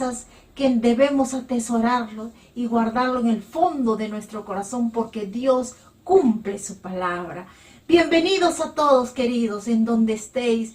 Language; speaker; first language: Spanish; native; Spanish